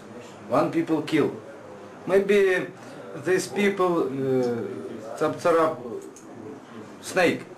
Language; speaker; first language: English; non-native, learner; Russian